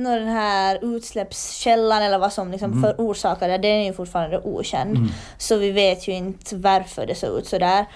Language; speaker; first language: Swedish; native; Swedish